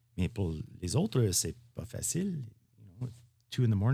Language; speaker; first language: French; non-native, learner; English